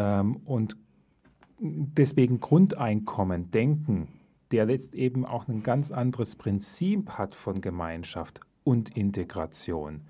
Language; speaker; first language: German; native; German